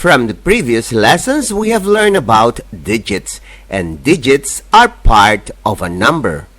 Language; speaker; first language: English; non-native, local second language; Filipino